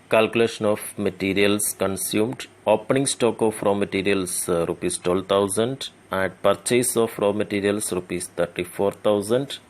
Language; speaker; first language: English; non-native, local second language; Malayalam